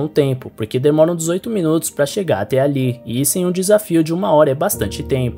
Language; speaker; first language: Portuguese; native; Portuguese